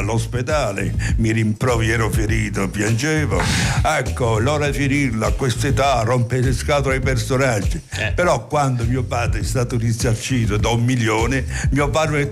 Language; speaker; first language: Italian; native; Italian